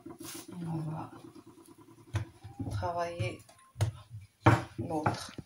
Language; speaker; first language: French; non-native, local second language; Arabic